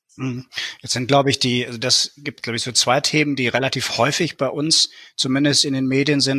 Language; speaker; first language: German; native; German